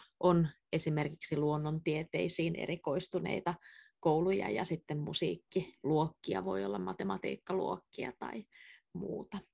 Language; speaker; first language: Finnish; native; Finnish